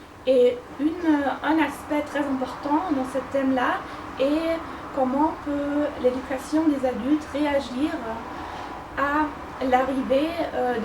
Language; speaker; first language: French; non-native, fluent; German